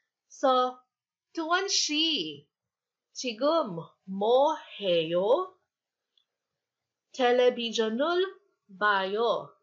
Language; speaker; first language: Korean; non-native, fluent; Filipino